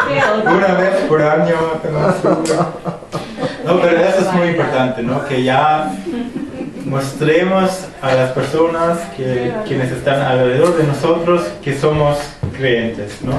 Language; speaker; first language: Spanish; non-native, fluent; German